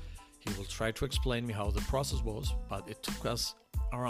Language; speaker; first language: English; non-native, fluent; Greek